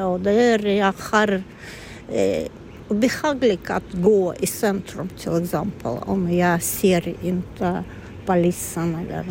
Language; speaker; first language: Swedish; non-native, learner; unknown